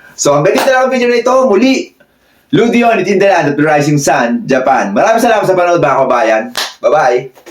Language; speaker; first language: Filipino; native; Filipino